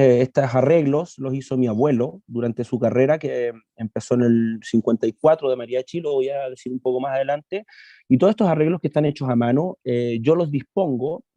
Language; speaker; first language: Spanish; native; Spanish